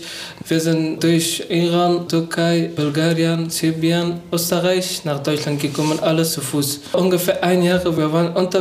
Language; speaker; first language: German; non-native, learner; Persian